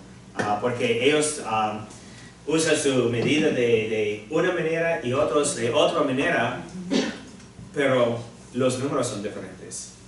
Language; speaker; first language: Spanish; non-native, fluent; English